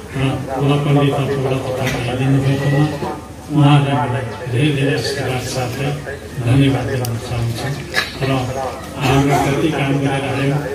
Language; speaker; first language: Nepali; non-native, local second language; Limbu